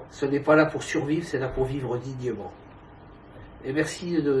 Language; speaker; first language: French; native; French